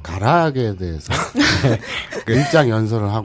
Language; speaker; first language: Korean; native; Korean